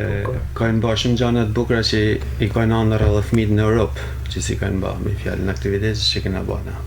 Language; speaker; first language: Albanian; native; Albanian